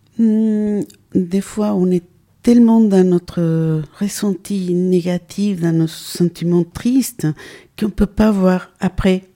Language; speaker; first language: French; non-native, fluent; Spanish